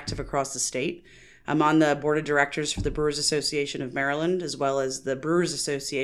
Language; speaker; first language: English; native; English